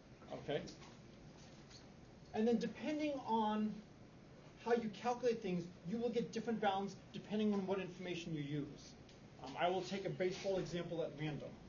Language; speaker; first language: English; native; English